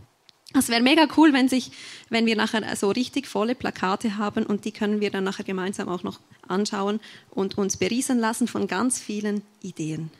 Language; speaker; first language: German; native; German